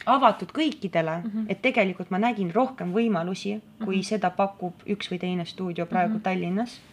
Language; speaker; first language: Estonian; non-native, local second language; Russian